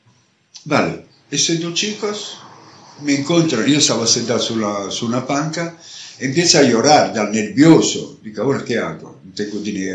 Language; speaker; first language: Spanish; non-native, learner; Italian